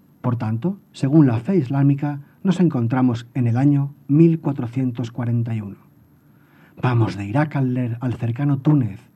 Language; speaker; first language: Spanish; native; Spanish